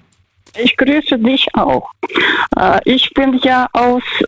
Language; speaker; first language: German; non-native, fluent; Russian